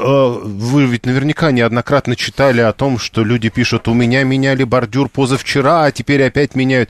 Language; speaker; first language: Russian; native; Russian